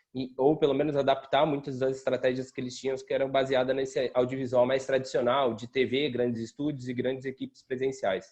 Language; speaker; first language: Portuguese; native; Portuguese